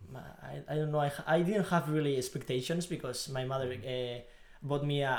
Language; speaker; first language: English; non-native, fluent; Spanish